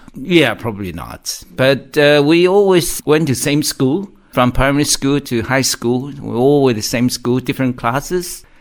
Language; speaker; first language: English; non-native, fluent; Chinese